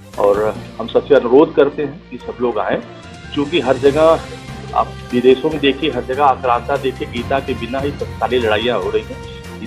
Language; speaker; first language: Hindi; native; Hindi